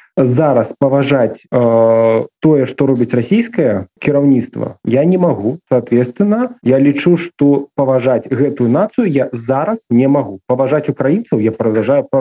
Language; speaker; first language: Belarusian; non-native, local second language; Russian